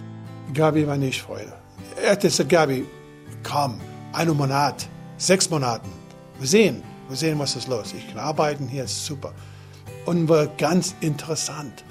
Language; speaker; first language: German; non-native, learner; English